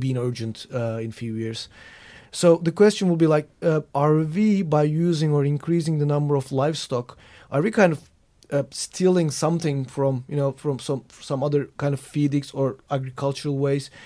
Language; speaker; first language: English; non-native, fluent; Turkish